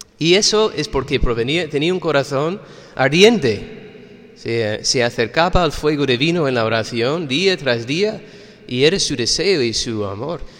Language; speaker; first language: Spanish; non-native, fluent; English